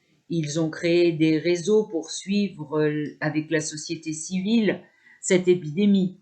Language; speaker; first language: French; non-native, local second language; Arabic